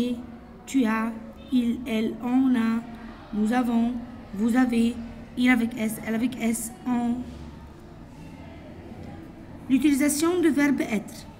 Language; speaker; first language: French; non-native, fluent; Arabic